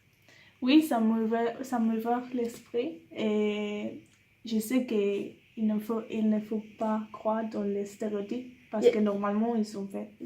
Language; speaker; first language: French; non-native, learner; English